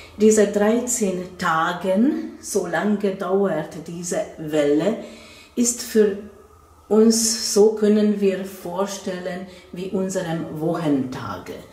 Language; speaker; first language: German; non-native, fluent; Hungarian